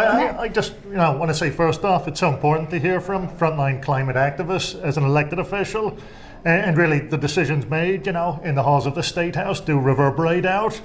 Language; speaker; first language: English; native; English